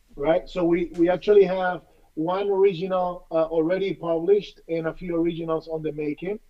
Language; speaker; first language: English; non-native, fluent; Spanish